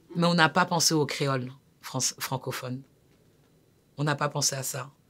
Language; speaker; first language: French; native; French